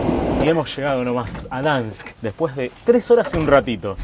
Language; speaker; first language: Spanish; native; Spanish